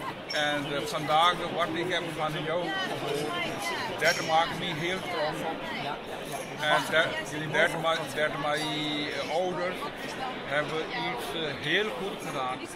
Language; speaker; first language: Dutch; non-native, learner; Punjabi